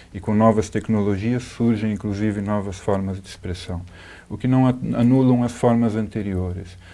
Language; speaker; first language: Portuguese; native; Portuguese